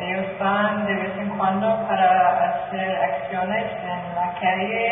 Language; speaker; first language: Spanish; non-native, learner; English